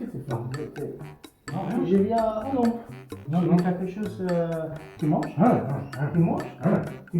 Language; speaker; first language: French; non-native, fluent; Italian